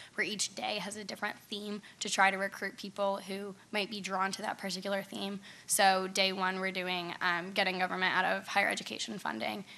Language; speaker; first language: English; native; English